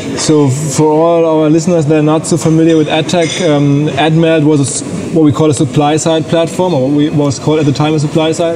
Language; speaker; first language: English; non-native, fluent; German